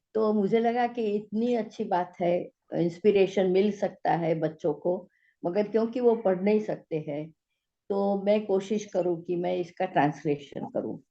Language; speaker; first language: Hindi; non-native, local second language; Gujarati